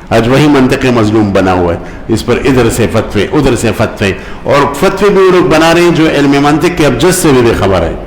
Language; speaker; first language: Urdu; non-native, local second language; Pashto